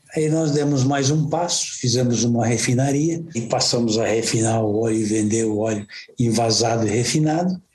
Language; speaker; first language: Portuguese; native; Portuguese